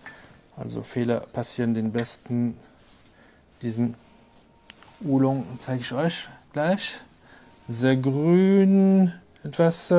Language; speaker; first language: German; non-native, local second language; French